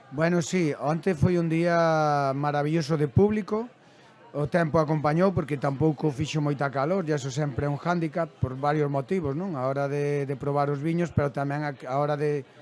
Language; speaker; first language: Galician; native; Galician